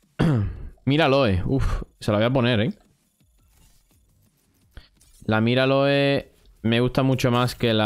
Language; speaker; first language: Spanish; native; Spanish